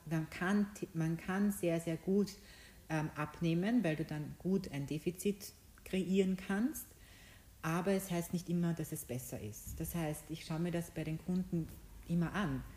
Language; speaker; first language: German; early bilingual, other home language; Bosnian